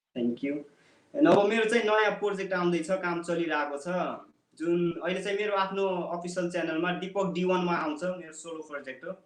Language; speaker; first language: Nepali; non-native, local second language; Bhojpuri